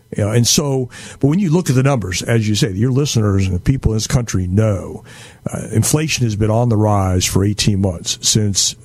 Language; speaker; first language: English; native; English